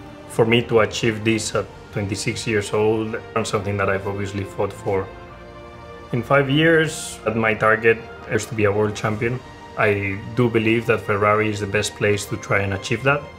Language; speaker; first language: English; non-native, fluent; Spanish